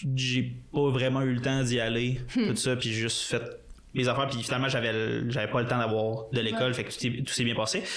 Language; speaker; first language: French; native; French